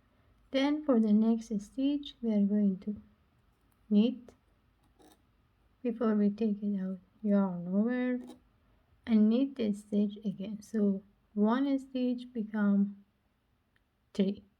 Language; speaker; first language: English; non-native, learner; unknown